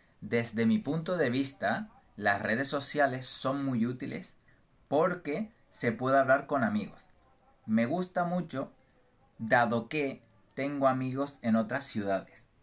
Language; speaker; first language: Spanish; non-native, learner; English